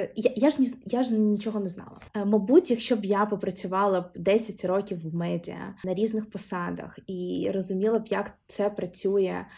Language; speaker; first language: Ukrainian; non-native, local second language; Russian